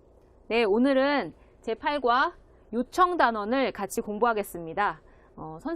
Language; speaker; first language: Korean; native; Korean